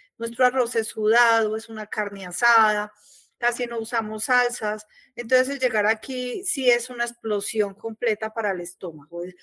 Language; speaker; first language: Spanish; native; Spanish